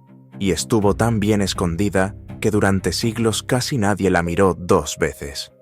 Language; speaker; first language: Spanish; native; Spanish